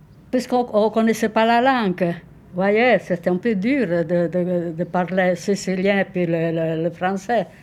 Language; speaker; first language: French; non-native, fluent; Sicilian